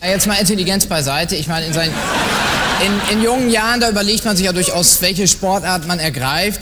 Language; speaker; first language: German; native; German